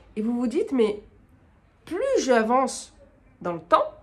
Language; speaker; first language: French; native; French